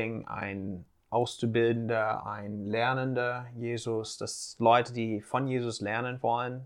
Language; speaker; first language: German; non-native, fluent; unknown